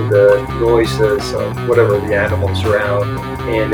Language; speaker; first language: English; non-native, fluent; Spanish